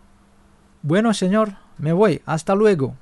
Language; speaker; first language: Spanish; non-native, fluent; Indonesian